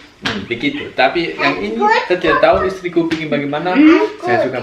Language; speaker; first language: Indonesian; non-native, learner; German